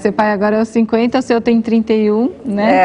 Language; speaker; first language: Portuguese; native; Portuguese